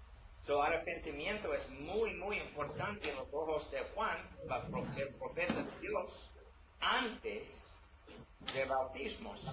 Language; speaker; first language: Spanish; non-native, learner; English